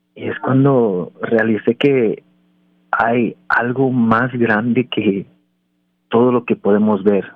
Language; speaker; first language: Spanish; early bilingual, heritage; Spanish